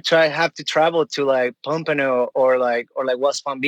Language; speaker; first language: English; non-native, fluent; Spanish